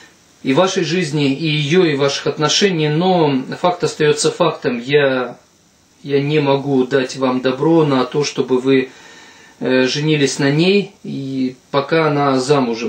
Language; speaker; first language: Russian; native; Russian